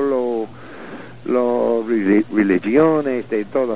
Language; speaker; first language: Spanish; non-native, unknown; English